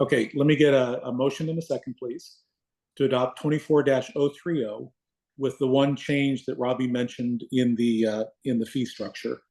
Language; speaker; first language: English; native; English